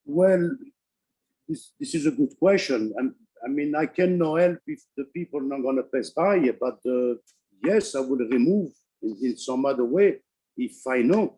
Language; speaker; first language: English; non-native, learner; Italian